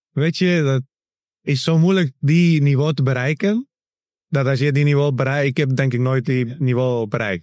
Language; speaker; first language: Dutch; non-native, learner; Spanish